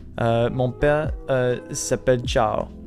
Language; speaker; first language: French; non-native, learner; English